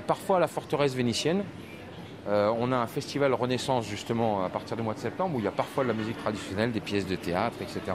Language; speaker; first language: French; native; French